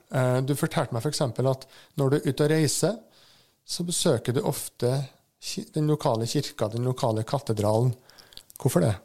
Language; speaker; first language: Norwegian; native; Norwegian